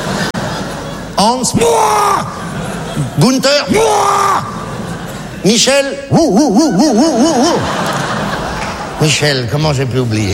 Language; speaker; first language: French; native; French